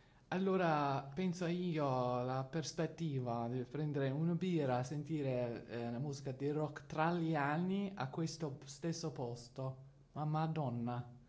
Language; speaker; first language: Italian; non-native, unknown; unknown